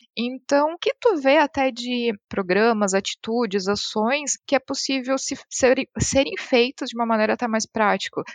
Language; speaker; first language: Portuguese; native; Portuguese